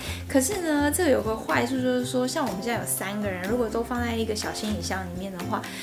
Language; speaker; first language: Chinese; native; Chinese